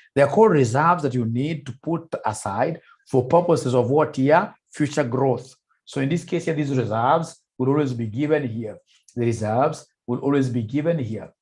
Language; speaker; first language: English; non-native, local second language; Swahili